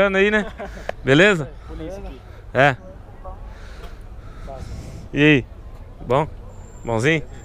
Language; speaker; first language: Portuguese; native; Portuguese